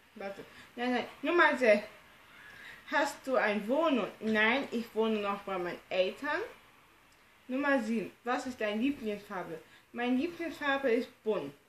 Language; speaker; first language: German; early bilingual, other home language; Turkish